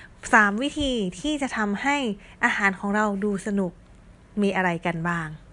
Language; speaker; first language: Thai; native; Thai